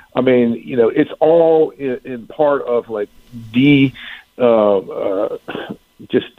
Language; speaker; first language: English; native; English